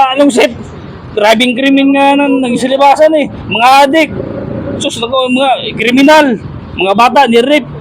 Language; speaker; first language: Filipino; native; Filipino